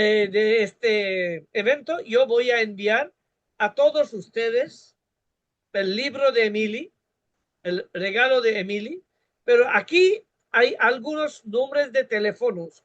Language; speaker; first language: Spanish; non-native, fluent; Bangla